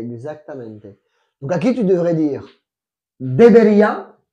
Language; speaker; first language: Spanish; non-native, fluent; French